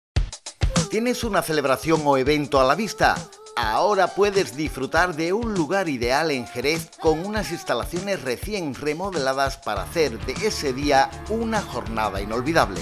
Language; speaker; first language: Spanish; native; Spanish